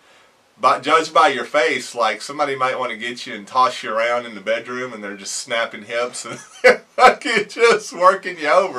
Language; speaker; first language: English; native; English